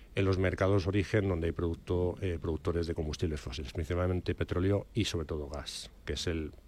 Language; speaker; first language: Spanish; native; Spanish